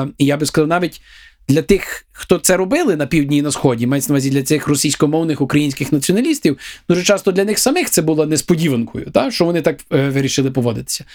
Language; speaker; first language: Ukrainian; early bilingual, heritage; Ukrainian